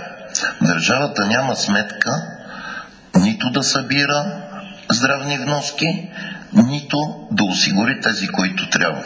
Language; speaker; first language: Bulgarian; native; Bulgarian